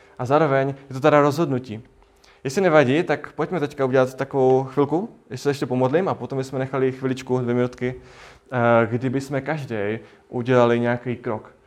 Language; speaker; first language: Czech; native; Czech